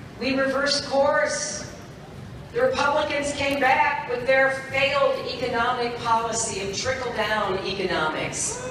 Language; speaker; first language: English; native; English